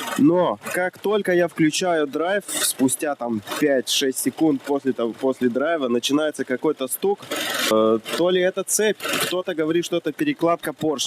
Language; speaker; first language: Russian; native; Russian